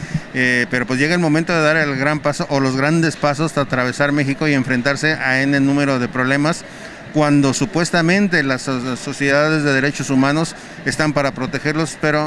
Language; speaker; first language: Spanish; native; Spanish